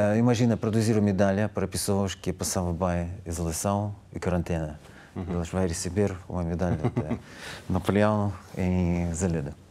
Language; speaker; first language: Portuguese; non-native, learner; Russian